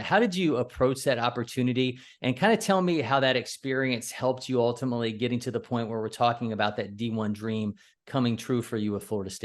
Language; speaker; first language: English; native; English